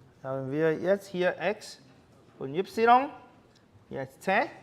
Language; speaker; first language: German; non-native, learner; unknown